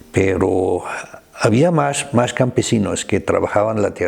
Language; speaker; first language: Spanish; non-native, fluent; German